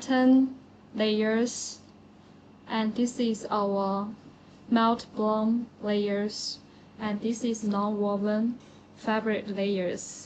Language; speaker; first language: English; non-native, learner; Chinese